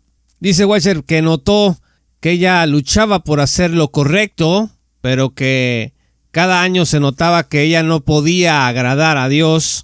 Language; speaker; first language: Spanish; native; Spanish